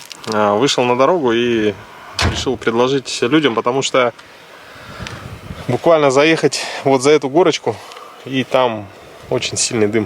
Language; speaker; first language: Russian; native; Russian